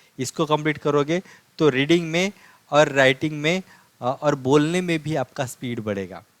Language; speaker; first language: Hindi; non-native, local second language; Marathi